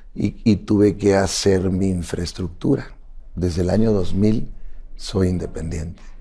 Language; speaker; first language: Spanish; native; Spanish